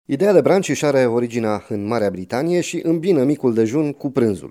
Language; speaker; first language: Romanian; native; Romanian